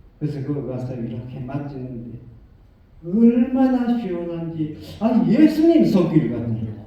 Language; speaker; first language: Korean; native; Korean